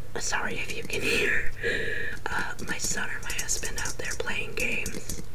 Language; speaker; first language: English; native; English